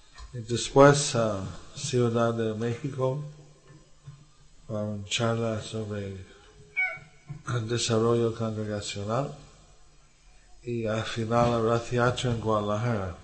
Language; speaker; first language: Spanish; non-native, learner; English